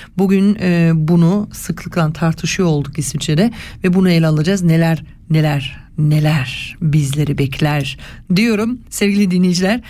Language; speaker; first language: Turkish; early bilingual, heritage; Turkish